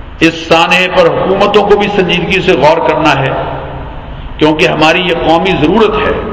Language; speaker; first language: Urdu; non-native, local second language; Punjabi